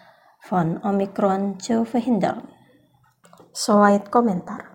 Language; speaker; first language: German; non-native, fluent; Indonesian